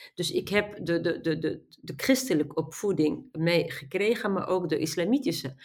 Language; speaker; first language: Dutch; non-native, fluent; Arabic